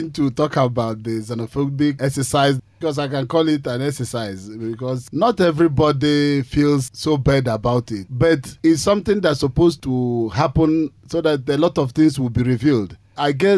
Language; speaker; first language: English; non-native, local second language; Igbo